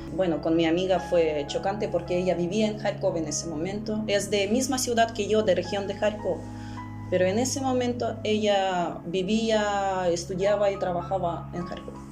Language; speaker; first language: Spanish; early bilingual, other home language; Russian